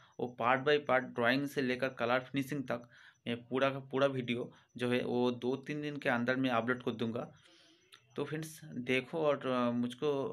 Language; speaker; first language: Hindi; non-native, local second language; Bangla